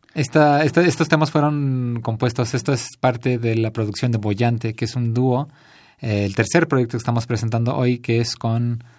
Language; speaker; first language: Spanish; early bilingual, heritage; Spanish